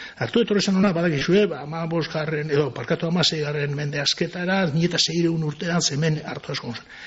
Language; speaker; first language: Basque; native; Basque